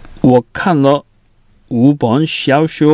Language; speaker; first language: Chinese; non-native, learner; Korean